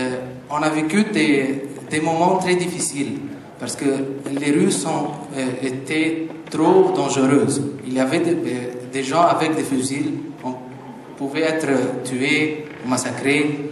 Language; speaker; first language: French; non-native, fluent; Arabic